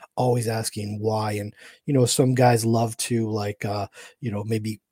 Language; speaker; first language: English; native; English